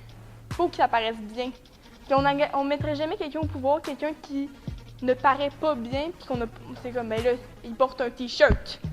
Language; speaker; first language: French; native; French